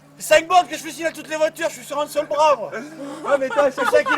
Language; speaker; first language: French; native; French